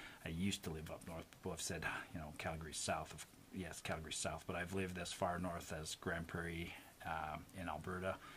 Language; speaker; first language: English; non-native, local second language; French